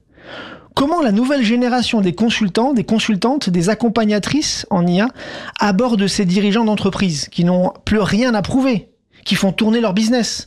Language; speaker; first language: French; native; French